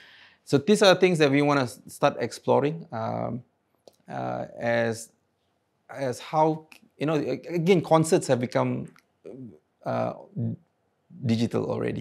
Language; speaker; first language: English; non-native, local second language; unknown